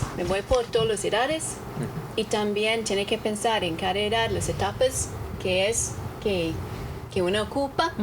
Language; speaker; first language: Spanish; non-native, fluent; English